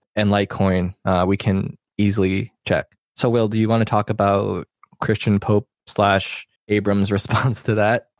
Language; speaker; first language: English; non-native, local second language; Cantonese